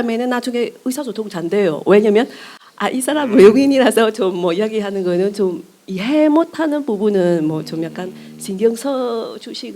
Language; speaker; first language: Korean; non-native, learner; Vietnamese